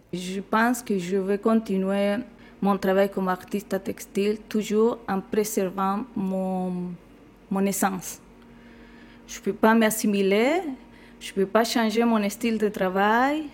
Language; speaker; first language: French; non-native, fluent; Spanish